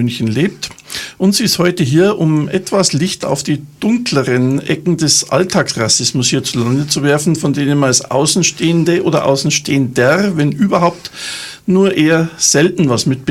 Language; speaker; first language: German; native; German